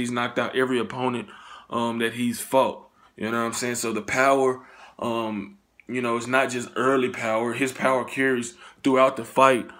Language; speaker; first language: English; native; English